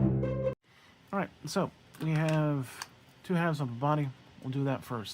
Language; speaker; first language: English; native; English